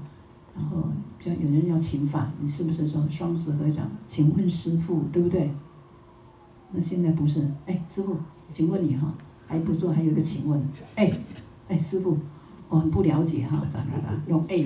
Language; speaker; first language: Chinese; native; Chinese